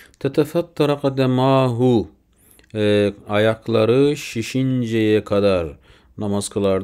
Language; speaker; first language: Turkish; native; Turkish